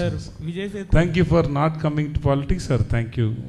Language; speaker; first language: Telugu; non-native, learner; Tamil